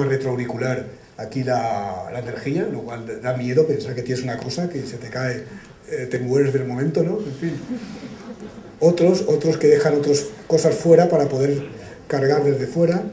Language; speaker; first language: Spanish; native; Spanish